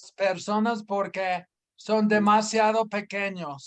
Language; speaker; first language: Spanish; non-native, fluent; English